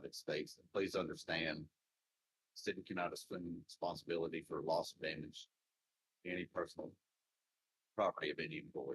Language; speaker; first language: English; native; English